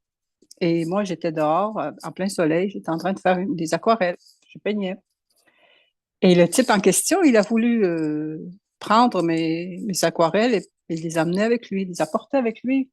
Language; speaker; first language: French; native; French